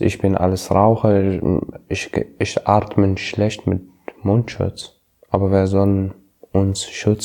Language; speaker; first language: German; non-native, learner; Arabic